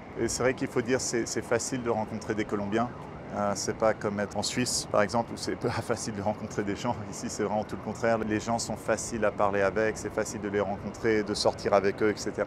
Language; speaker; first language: French; native; French